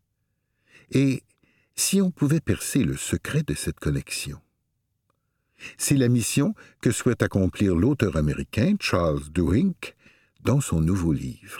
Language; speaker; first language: French; native; French